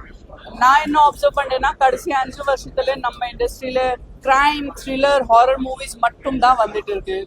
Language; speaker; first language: Tamil; non-native, fluent; Gujarati